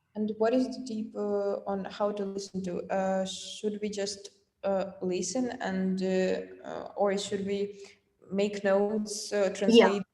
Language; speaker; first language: English; non-native, fluent; Russian